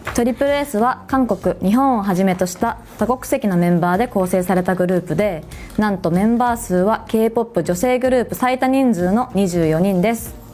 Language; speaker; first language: Japanese; native; Japanese